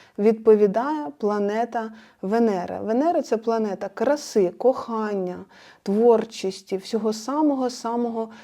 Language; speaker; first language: Ukrainian; non-native, local second language; Russian